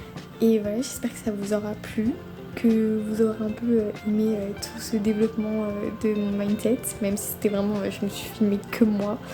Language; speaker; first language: French; native; French